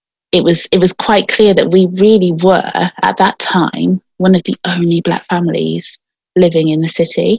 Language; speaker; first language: English; native; English